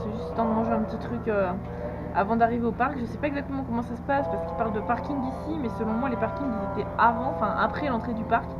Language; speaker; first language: French; native; French